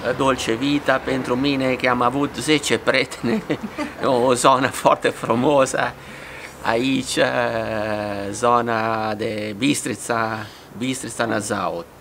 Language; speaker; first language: Romanian; non-native, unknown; Italian